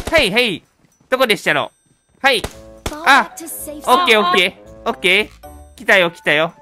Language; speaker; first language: Japanese; native; Japanese